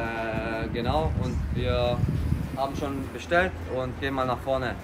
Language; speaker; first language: German; native; German